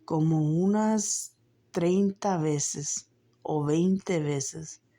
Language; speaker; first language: Spanish; early bilingual, heritage; Spanish